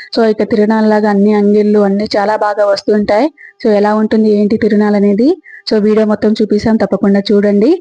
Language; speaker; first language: Telugu; native; Telugu